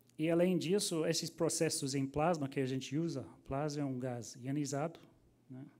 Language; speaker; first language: Portuguese; non-native, fluent; English